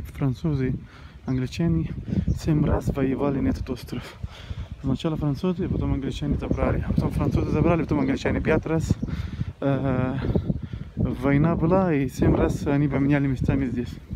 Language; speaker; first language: Russian; non-native, learner; Arabic